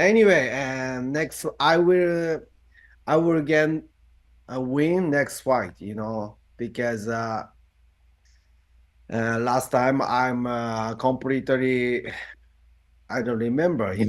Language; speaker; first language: English; non-native, learner; Japanese